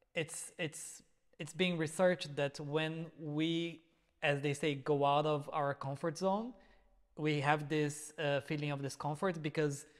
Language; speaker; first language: English; non-native, fluent; Portuguese